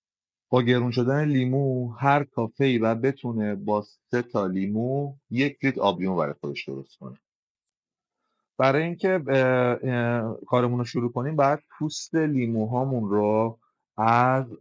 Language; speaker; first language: Persian; native; Persian